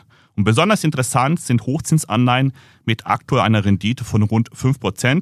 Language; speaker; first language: German; native; German